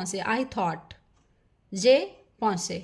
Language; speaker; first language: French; non-native, fluent; Hindi